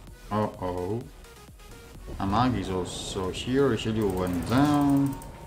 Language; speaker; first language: English; non-native, fluent; Italian